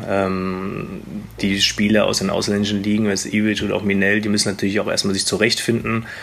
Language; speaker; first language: German; native; German